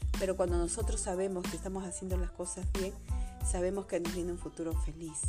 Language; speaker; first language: Spanish; native; Spanish